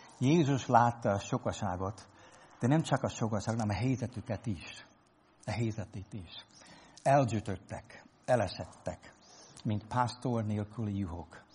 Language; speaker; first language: Hungarian; non-native, fluent; English